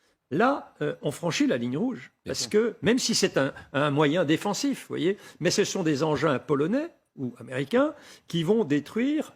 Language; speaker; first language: French; native; French